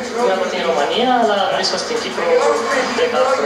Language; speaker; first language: Greek; non-native, learner; Romanian